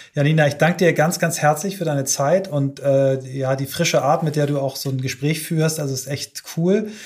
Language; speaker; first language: German; native; German